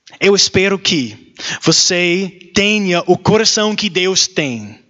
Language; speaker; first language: Portuguese; non-native, learner; English